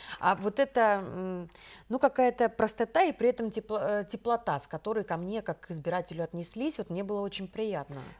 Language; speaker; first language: Russian; native; Russian